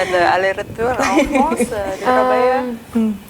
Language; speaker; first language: French; non-native, fluent; Indonesian